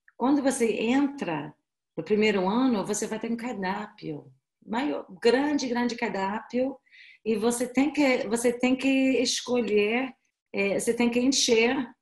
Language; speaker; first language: Portuguese; non-native, fluent; English